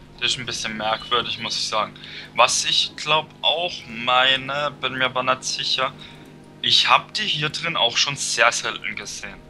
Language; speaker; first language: German; native; German